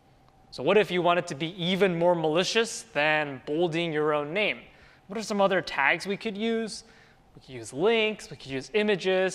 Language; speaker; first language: English; native; English